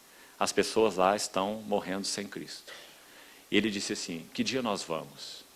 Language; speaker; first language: Portuguese; native; Portuguese